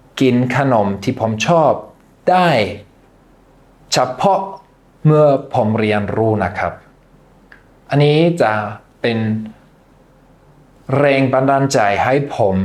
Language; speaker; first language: Thai; non-native, fluent; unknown